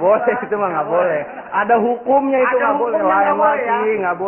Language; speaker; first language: Indonesian; native; Indonesian